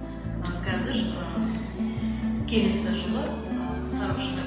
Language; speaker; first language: Kazakh; non-native, local second language; Russian